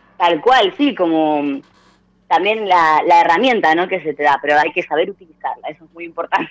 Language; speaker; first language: Spanish; native; Spanish